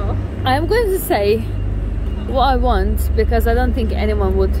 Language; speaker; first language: English; native; English